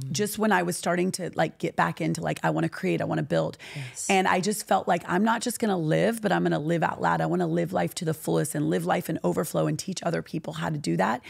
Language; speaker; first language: English; native; English